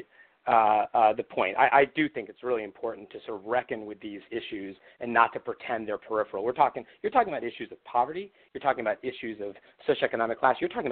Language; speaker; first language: English; native; English